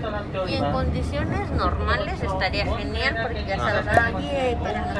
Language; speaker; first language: Spanish; native; Spanish